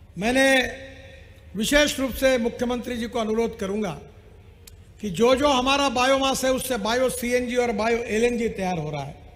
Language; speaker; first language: Hindi; non-native, local second language; Marathi